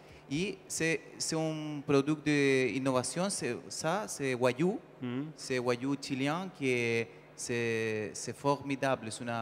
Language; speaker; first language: French; non-native, learner; Spanish